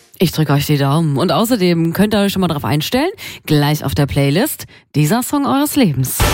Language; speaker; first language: German; native; German